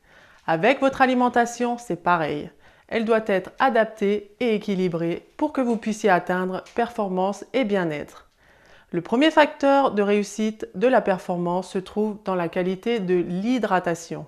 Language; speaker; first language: French; native; French